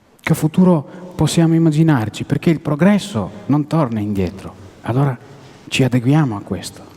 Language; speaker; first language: Italian; non-native, fluent; Hebrew